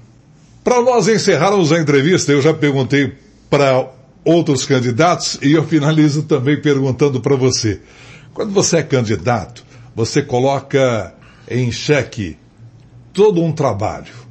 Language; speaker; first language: Portuguese; native; Portuguese